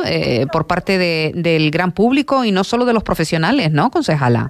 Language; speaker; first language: Spanish; native; Spanish